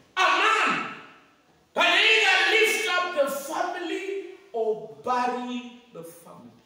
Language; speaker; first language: English; non-native, local second language; Swahili